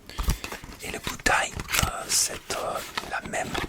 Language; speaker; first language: French; non-native, learner; English